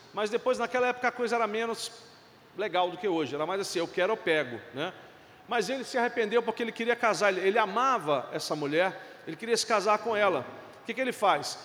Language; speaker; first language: Portuguese; non-native, fluent; Italian